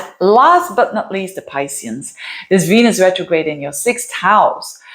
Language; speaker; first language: English; non-native, fluent; Dutch